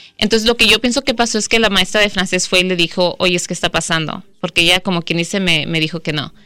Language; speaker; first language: Spanish; early bilingual, heritage; Spanish